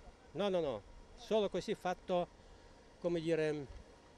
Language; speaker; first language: Italian; non-native, learner; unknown